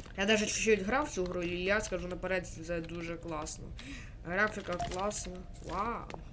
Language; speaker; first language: Ukrainian; non-native, local second language; Russian